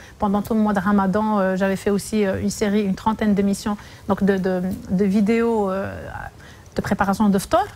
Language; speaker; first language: French; non-native, local second language; Arabic